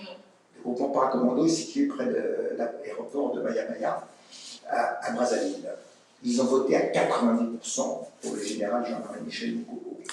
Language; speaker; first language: French; native; French